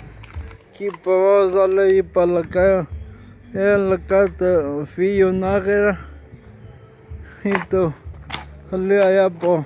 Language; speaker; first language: Spanish; non-native, local second language; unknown